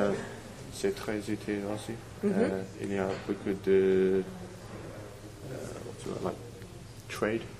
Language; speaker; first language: French; non-native, learner; English